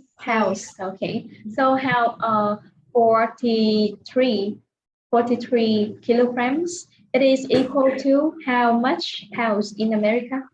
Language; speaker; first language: English; non-native, fluent; Vietnamese